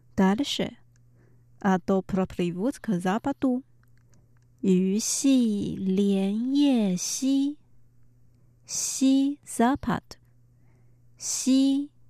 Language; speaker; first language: Russian; non-native, fluent; Romanian